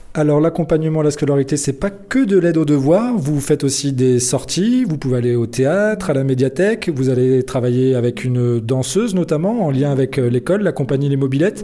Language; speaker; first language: French; native; French